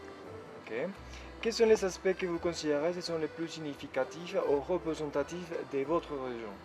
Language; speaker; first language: French; non-native, learner; Spanish